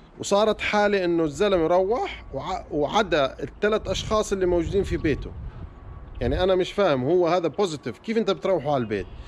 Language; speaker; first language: Arabic; native; Arabic